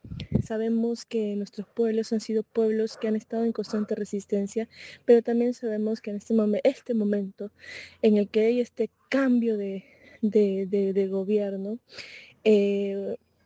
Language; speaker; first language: Spanish; native; Spanish